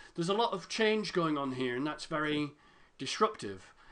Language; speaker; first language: English; native; English